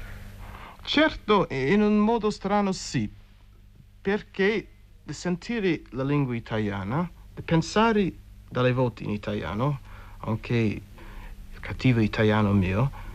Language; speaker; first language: Italian; non-native, fluent; English